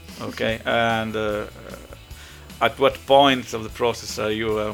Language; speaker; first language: English; non-native, fluent; Italian